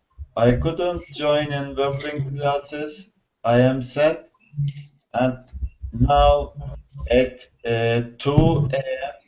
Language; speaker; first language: English; non-native, learner; Turkish